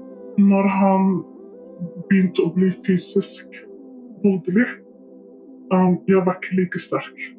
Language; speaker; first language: Norwegian; non-native, fluent; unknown